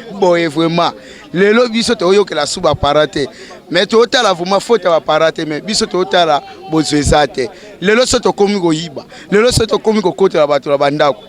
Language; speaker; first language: Lingala; native; Lingala